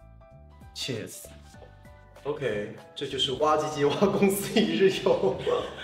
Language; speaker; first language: Chinese; native; Chinese